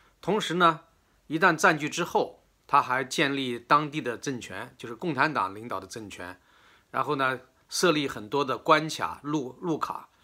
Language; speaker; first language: Chinese; native; Chinese